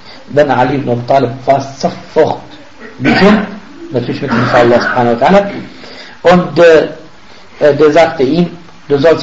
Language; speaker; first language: German; non-native, fluent; Arabic